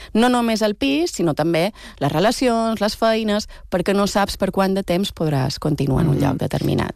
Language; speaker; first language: Catalan; native; Catalan